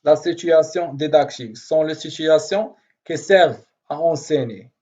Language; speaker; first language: French; non-native, local second language; Arabic